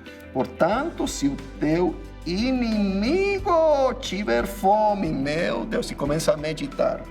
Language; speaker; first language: Portuguese; non-native, fluent; English